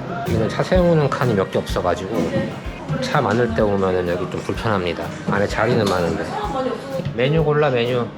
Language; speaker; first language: Korean; native; Korean